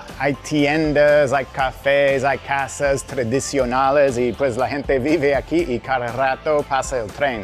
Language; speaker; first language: Spanish; non-native, fluent; English